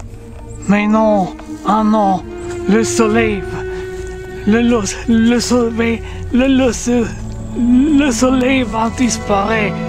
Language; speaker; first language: French; non-native, learner; English